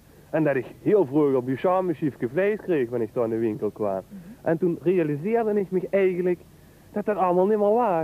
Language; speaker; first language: Dutch; native; Dutch